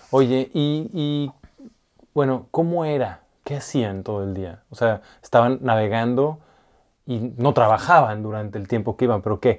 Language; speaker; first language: Spanish; native; Spanish